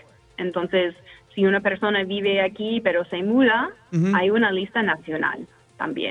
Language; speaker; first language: Spanish; non-native, fluent; English